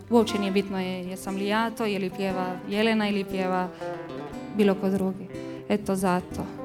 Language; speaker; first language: Croatian; early bilingual, heritage; Croatian